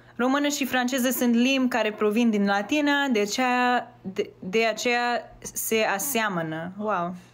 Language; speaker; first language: Romanian; early bilingual, heritage; Romanian